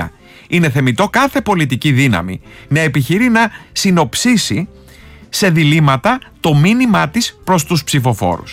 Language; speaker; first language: Greek; native; Greek